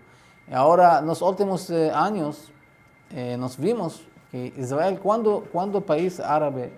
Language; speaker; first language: Spanish; non-native, learner; Arabic